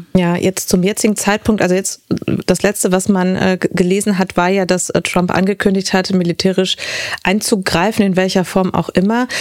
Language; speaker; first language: German; native; German